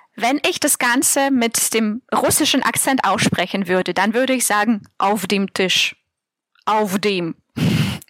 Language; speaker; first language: German; non-native, fluent; Russian